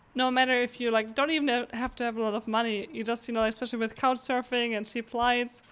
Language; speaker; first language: English; non-native, fluent; German